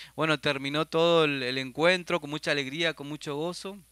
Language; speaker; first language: Spanish; native; Spanish